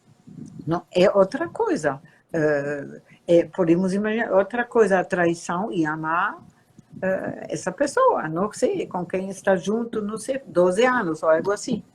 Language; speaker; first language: Portuguese; non-native, fluent; German